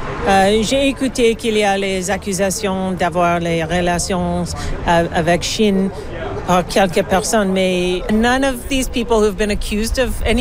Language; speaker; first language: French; non-native, learner; English